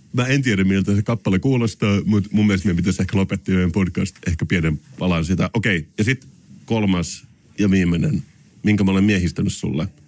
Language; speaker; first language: Finnish; non-native, local second language; Swedish